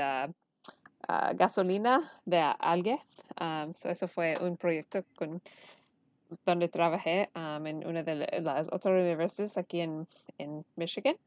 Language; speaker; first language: Spanish; early bilingual, heritage; Spanish